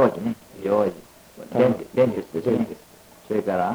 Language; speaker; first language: Japanese; native; Japanese